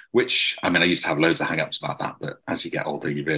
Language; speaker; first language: English; native; English